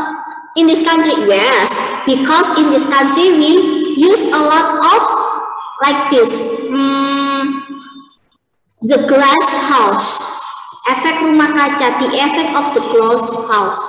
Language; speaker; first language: English; non-native, learner; Indonesian